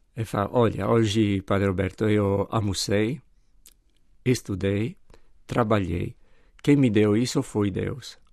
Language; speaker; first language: Portuguese; non-native, fluent; Italian